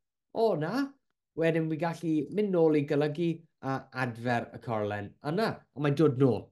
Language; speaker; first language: Welsh; non-native, local second language; English